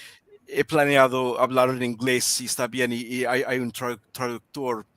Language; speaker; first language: Spanish; non-native, learner; English